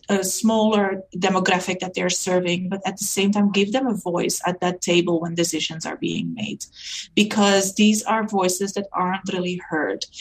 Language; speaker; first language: English; non-native, fluent; Dutch